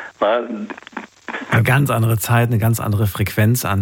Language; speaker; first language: German; native; German